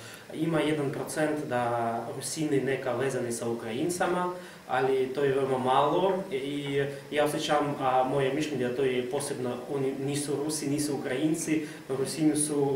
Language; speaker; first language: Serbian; non-native, fluent; Russian